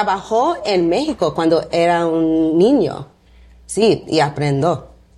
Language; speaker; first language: Spanish; non-native, learner; English